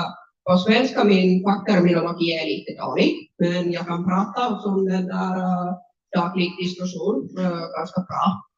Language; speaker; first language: Swedish; non-native, learner; Finnish